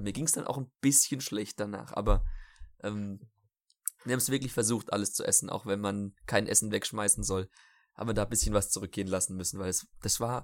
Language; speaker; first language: German; native; German